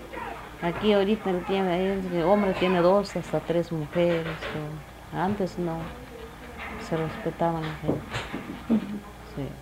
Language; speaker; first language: Spanish; non-native, local second language; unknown